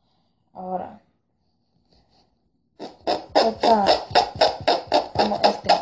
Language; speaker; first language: Spanish; non-native, learner; English